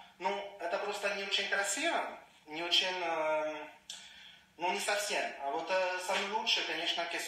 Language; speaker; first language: Russian; non-native, learner; French